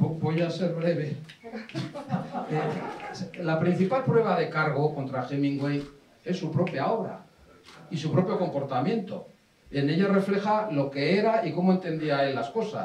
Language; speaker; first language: Spanish; native; Spanish